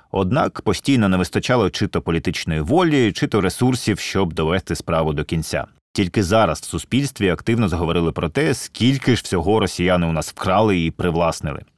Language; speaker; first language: Ukrainian; native; Ukrainian